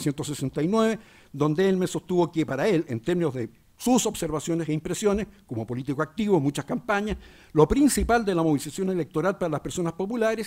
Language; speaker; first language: Spanish; native; Spanish